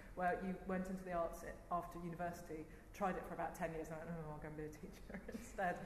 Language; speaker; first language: English; native; English